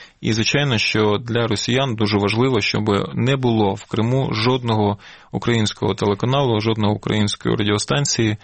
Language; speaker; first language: Ukrainian; non-native, local second language; Russian